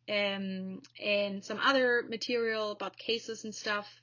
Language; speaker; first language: English; non-native, fluent; German